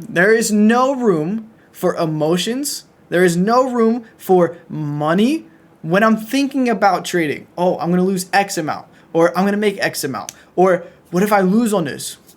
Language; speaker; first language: English; native; English